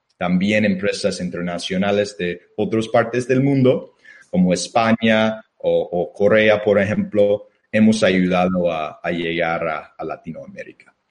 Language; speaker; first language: Spanish; non-native, fluent; English